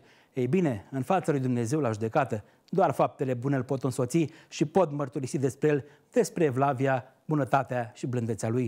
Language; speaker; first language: Romanian; native; Romanian